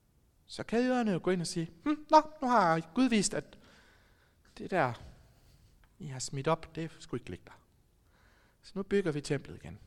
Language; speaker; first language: Danish; native; Danish